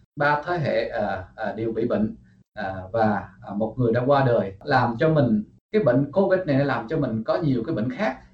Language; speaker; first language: Vietnamese; early bilingual, heritage; Vietnamese